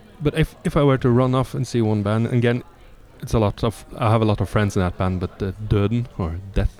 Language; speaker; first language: English; non-native, fluent; Norwegian